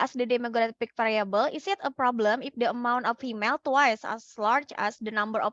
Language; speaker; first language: English; non-native, fluent; Indonesian